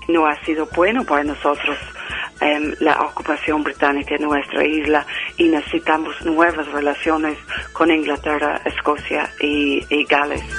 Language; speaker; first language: Spanish; non-native, fluent; English